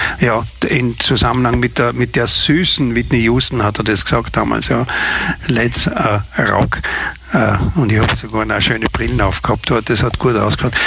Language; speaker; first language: German; native; German